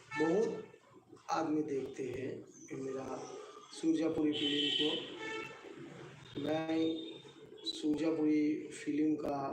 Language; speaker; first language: Hindi; non-native, local second language; Bangla